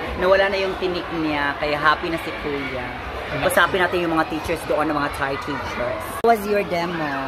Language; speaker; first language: Filipino; native; Filipino